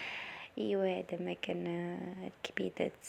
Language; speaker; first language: Arabic; native; Arabic